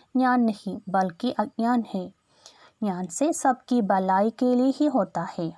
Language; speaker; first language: Hindi; non-native, local second language; Malayalam